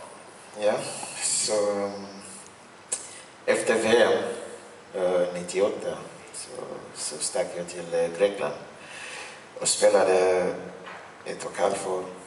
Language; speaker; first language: Swedish; non-native, fluent; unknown